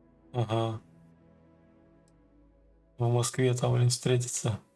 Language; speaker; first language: Russian; native; Russian